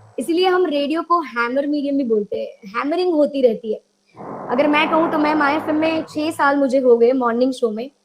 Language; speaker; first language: Hindi; non-native, local second language; Gujarati